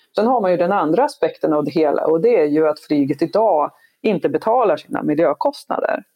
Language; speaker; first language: Swedish; native; Swedish